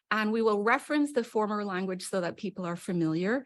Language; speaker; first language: English; native; English